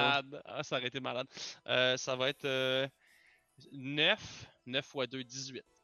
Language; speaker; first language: French; native; French